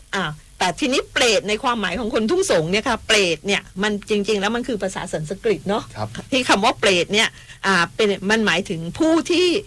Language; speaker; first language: Thai; native; Thai